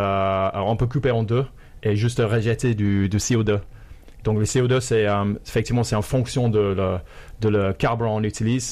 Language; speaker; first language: French; non-native, fluent; English